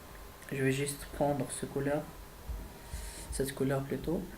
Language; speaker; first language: French; non-native, fluent; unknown